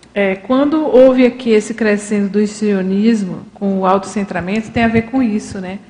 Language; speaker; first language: Portuguese; native; Portuguese